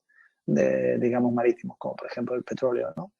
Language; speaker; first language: Spanish; native; Spanish